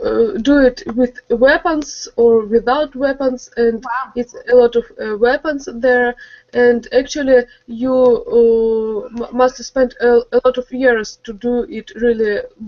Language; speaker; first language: English; non-native, learner; Russian